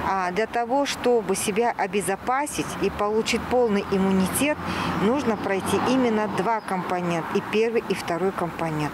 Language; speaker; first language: Russian; non-native, local second language; Tuvinian